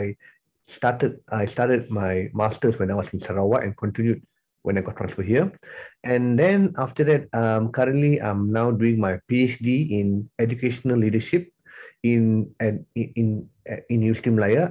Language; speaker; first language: English; non-native, local second language; Tamil